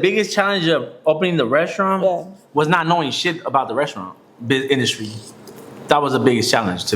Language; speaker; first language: English; native; English